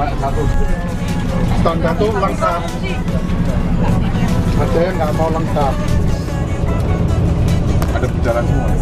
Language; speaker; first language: Indonesian; non-native, learner; Vietnamese